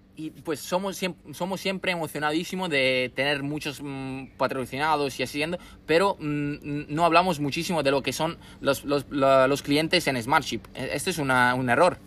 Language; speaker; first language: Spanish; non-native, fluent; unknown